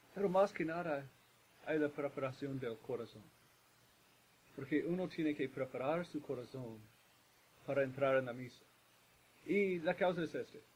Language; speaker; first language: Spanish; non-native, fluent; English